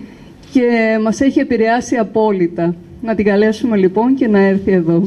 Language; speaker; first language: Greek; native; Greek